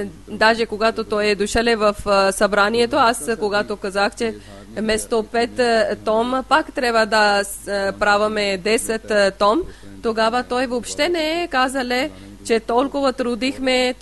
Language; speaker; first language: Bulgarian; non-native, learner; Urdu